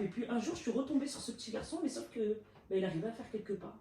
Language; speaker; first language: French; native; French